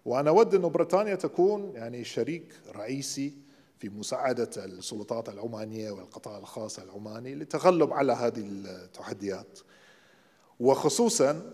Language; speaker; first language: Arabic; non-native, fluent; English